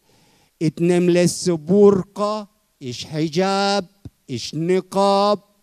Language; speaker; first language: Hungarian; non-native, fluent; Arabic